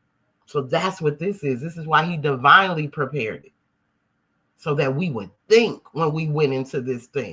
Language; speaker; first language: English; native; English